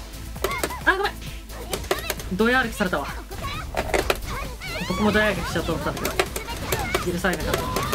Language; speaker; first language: Japanese; native; Japanese